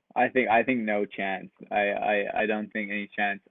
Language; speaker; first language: English; native; English